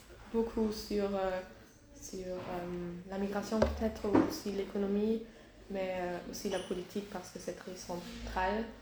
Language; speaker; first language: French; non-native, learner; German